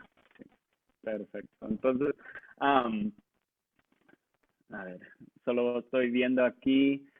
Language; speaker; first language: Spanish; non-native, local second language; English